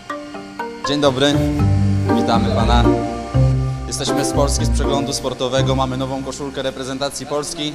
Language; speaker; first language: Polish; native; Polish